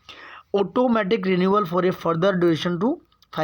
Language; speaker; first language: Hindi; native; Hindi